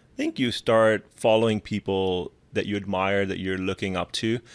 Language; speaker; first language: English; non-native, local second language; Urdu